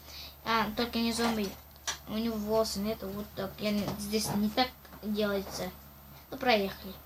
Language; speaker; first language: Russian; non-native, local second language; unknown